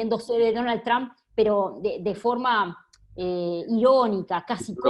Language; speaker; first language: Spanish; native; Spanish